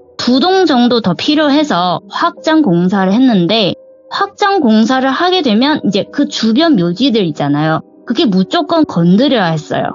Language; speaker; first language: Korean; non-native, fluent; Chinese